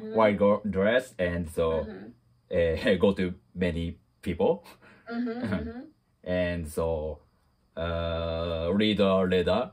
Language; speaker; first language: English; non-native, learner; Japanese